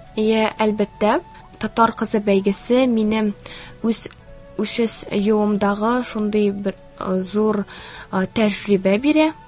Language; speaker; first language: Tatar; early bilingual, heritage; Tatar